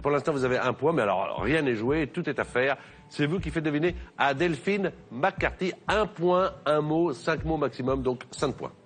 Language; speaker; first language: French; native; French